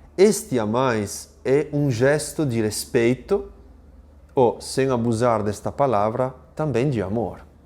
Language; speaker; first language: Portuguese; non-native, fluent; Italian